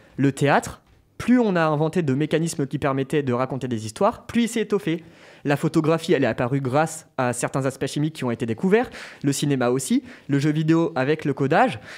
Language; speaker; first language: French; native; French